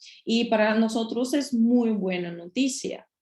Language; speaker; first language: Spanish; non-native, learner; Russian